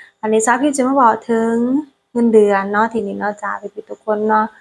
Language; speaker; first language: Thai; non-native, learner; Lao